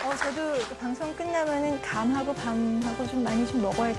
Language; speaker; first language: Korean; native; Korean